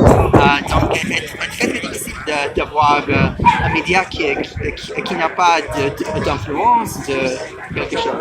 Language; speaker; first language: French; non-native, learner; English